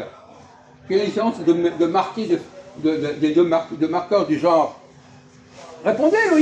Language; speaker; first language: French; native; French